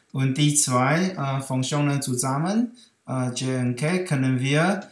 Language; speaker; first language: German; non-native, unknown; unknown